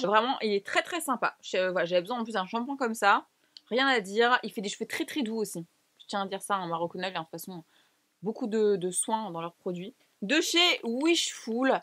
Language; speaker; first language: French; native; French